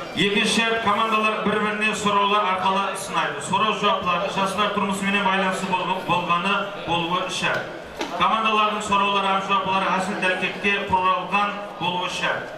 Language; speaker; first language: Uzbek; non-native, local second language; Kara-Kalpak